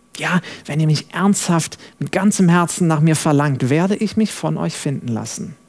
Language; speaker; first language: German; non-native, fluent; English